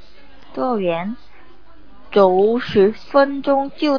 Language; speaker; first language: Chinese; non-native, learner; Korean